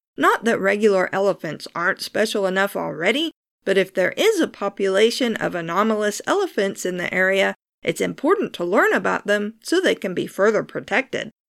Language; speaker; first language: English; native; English